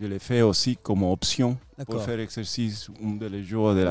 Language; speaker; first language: French; non-native, fluent; Spanish